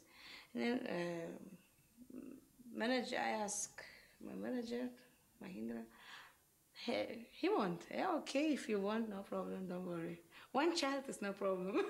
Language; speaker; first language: English; non-native, learner; Uzbek